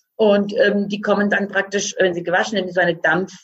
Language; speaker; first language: German; non-native, fluent; Croatian